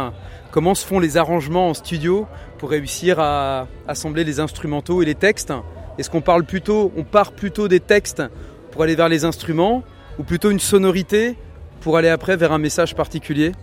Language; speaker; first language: French; native; French